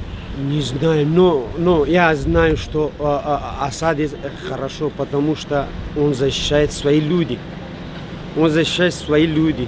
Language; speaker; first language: Russian; non-native, learner; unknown